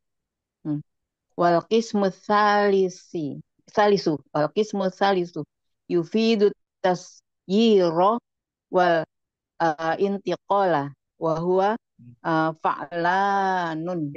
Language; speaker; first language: Arabic; non-native, learner; Indonesian